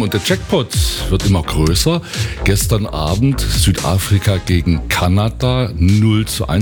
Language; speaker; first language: German; native; German